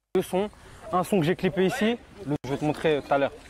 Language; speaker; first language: French; native; French